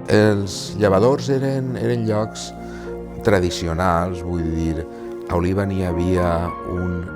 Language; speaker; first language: Catalan; native; Catalan